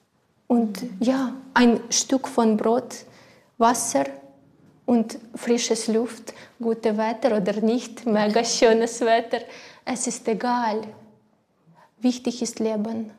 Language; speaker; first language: German; non-native, learner; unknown